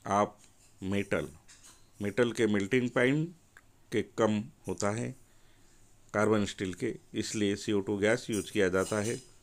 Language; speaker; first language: Hindi; non-native, local second language; Marathi